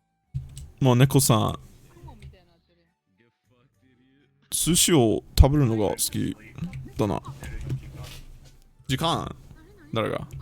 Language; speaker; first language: Japanese; non-native, learner; English